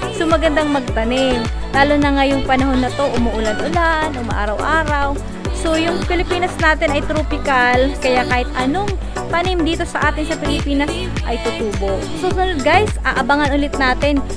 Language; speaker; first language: Filipino; native; Filipino